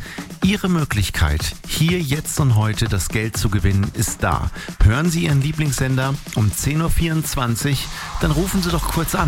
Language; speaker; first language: German; native; German